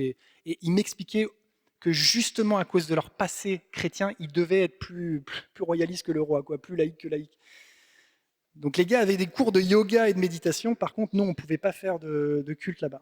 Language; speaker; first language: French; native; French